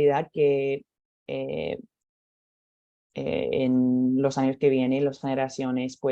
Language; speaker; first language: Spanish; non-native, learner; English